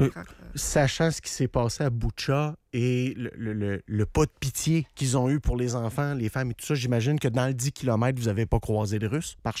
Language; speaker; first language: French; native; French